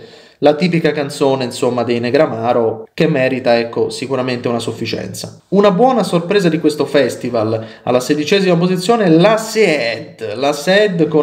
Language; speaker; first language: Italian; native; Italian